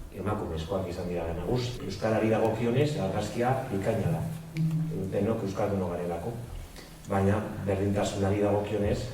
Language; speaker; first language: Basque; non-native, local second language; Spanish